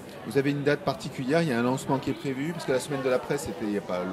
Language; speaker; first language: French; native; French